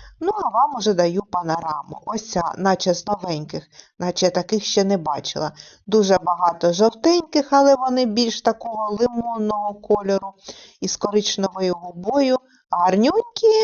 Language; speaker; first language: Ukrainian; native; Ukrainian